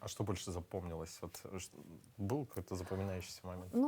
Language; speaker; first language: Russian; native; Russian